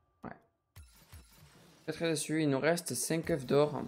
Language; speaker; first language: French; native; French